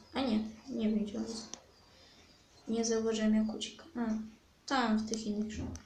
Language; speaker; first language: Polish; native; Polish